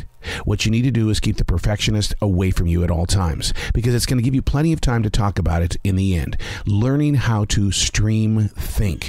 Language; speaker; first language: English; native; English